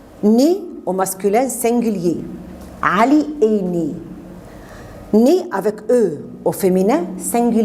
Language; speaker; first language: French; non-native, fluent; Arabic